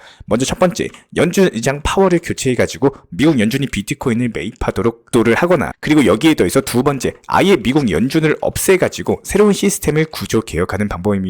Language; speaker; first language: Korean; native; Korean